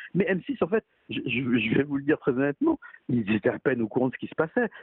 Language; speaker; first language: French; native; French